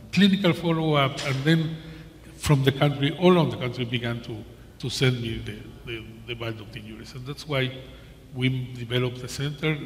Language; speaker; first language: English; non-native, learner; Spanish